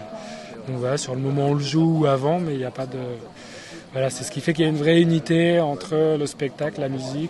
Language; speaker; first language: French; native; French